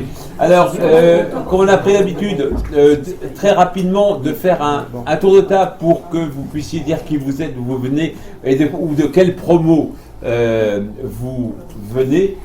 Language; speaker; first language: French; native; French